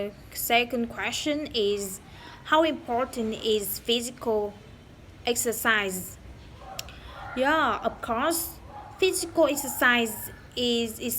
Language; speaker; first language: English; non-native, learner; Vietnamese